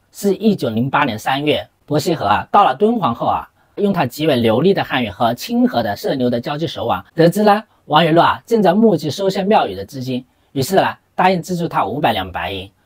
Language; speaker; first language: Chinese; native; Chinese